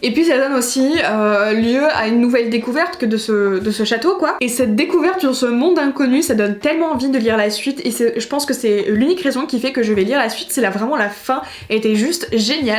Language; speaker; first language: French; native; French